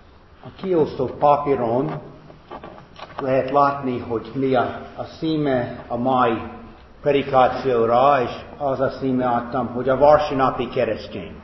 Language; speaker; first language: Hungarian; non-native, fluent; English